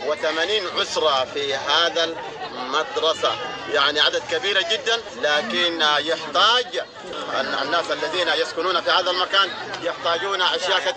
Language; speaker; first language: Arabic; non-native, local second language; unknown